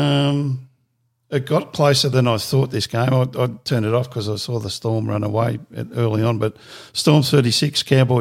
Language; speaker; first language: English; native; English